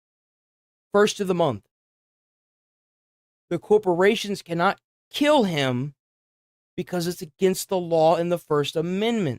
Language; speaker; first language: English; native; English